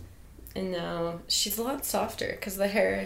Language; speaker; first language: English; native; English